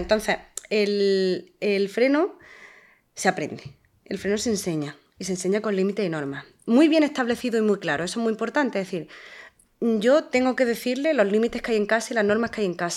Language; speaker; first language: Spanish; native; Spanish